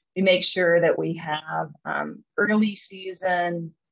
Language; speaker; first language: English; native; English